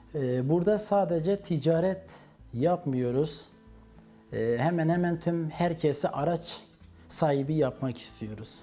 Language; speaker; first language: Turkish; native; Turkish